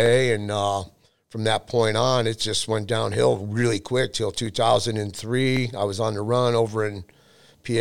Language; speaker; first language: English; native; English